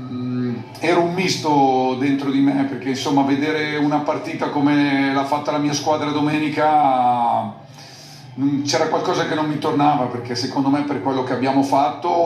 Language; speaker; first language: Italian; native; Italian